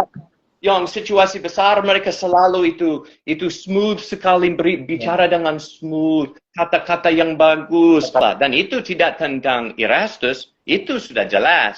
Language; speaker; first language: Indonesian; non-native, fluent; English